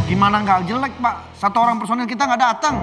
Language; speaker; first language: Indonesian; native; Indonesian